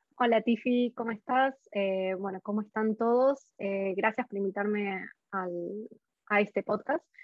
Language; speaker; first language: Spanish; native; Spanish